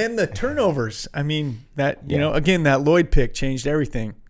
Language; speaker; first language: English; native; English